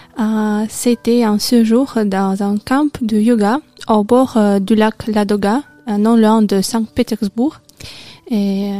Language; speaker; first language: French; non-native, learner; Russian